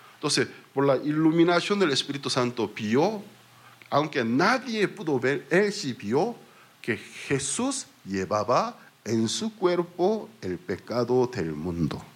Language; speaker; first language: Spanish; non-native, fluent; Korean